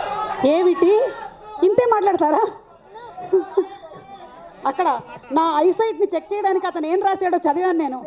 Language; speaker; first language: Telugu; native; Telugu